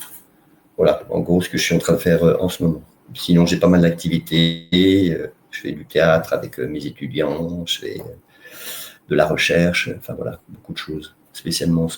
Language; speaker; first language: French; native; French